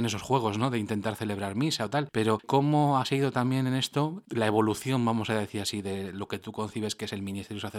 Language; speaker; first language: Spanish; native; Spanish